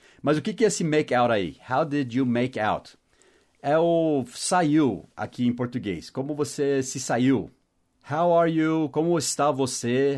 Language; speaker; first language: Portuguese; non-native, fluent; English